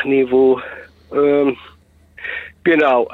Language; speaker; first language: German; non-native, fluent; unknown